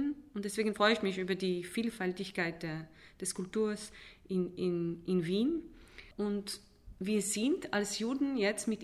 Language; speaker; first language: German; non-native, fluent; Hebrew